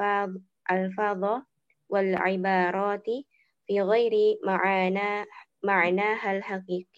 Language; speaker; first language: Arabic; non-native, learner; Indonesian